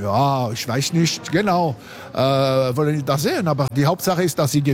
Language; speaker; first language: German; non-native, local second language; French